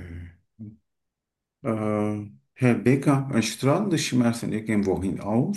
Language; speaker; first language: German; non-native, learner; Turkish